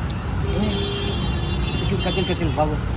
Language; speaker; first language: Indonesian; non-native, learner; Hindi